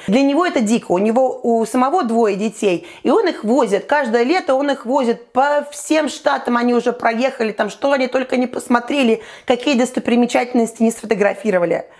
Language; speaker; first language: Russian; native; Russian